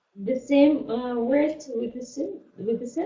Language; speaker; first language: English; non-native, learner; Russian